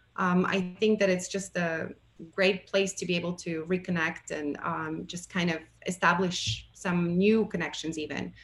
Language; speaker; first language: English; non-native, fluent; Bulgarian